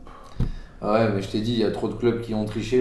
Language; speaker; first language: French; native; French